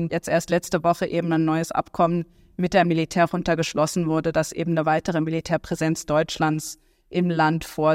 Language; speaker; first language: German; native; German